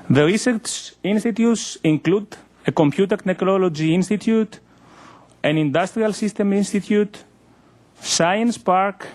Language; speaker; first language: English; non-native, fluent; Greek